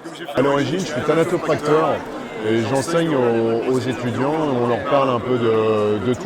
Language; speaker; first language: French; native; French